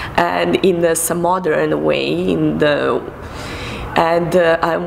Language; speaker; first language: English; non-native, fluent; Serbian